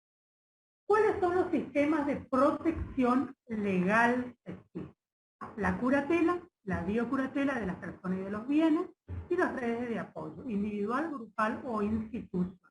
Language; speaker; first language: Spanish; native; Spanish